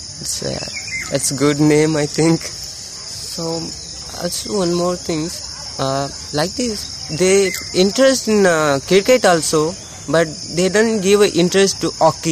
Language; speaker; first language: English; non-native, local second language; Tamil